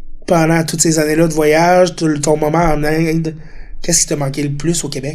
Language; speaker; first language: French; native; French